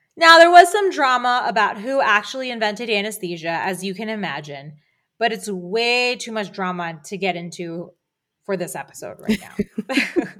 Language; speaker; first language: English; native; English